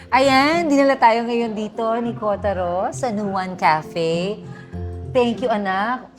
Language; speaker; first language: Filipino; non-native, local second language; Pampanga